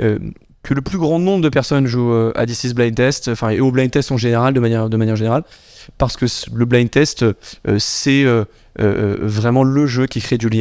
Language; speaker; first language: French; native; French